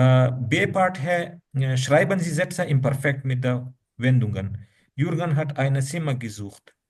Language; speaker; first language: German; non-native, fluent; Urdu